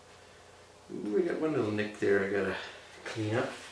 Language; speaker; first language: English; native; English